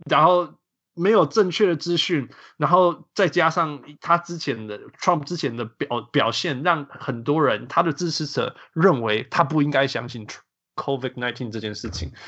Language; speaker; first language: Chinese; early bilingual, heritage; Chinese